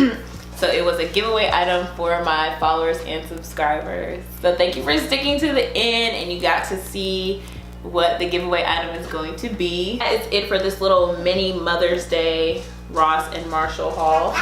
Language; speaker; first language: English; native; English